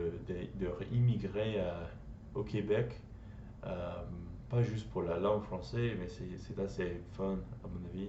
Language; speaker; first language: French; non-native, learner; English